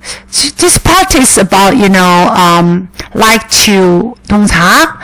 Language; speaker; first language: English; non-native, fluent; Korean